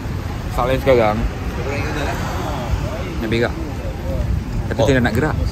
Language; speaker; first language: Malay; native; Malay